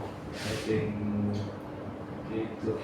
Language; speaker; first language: English; non-native, learner; Chinese